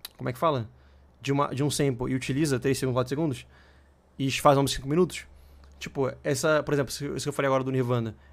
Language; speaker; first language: Portuguese; native; Portuguese